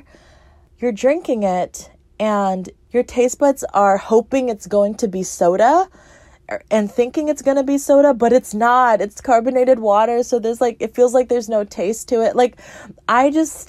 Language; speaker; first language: English; native; English